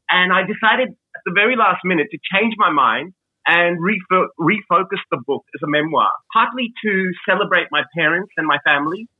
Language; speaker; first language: English; early bilingual, other home language; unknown